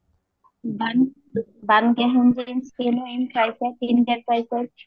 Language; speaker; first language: German; non-native, learner; Bangla